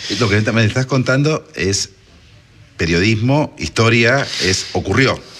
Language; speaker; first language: Spanish; native; Spanish